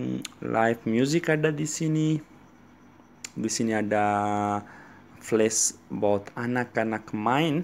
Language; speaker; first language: Indonesian; non-native, learner; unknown